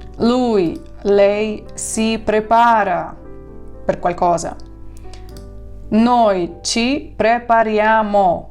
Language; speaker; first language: Italian; non-native, fluent; Ukrainian